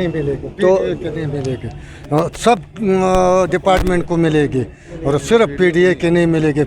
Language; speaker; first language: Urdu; non-native, local second language; Pashto